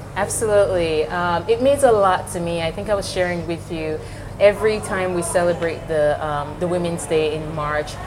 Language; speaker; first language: English; non-native, local second language; Yoruba